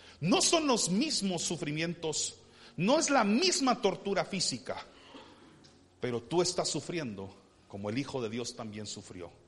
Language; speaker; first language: Spanish; early bilingual, heritage; Spanish